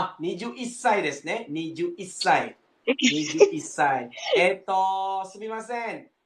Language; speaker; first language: Japanese; non-native, fluent; Malay